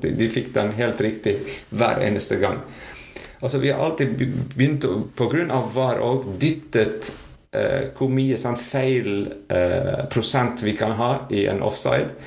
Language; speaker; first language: Norwegian; non-native, fluent; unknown